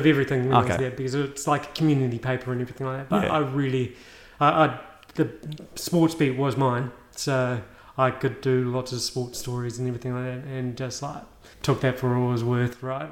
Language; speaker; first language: English; native; English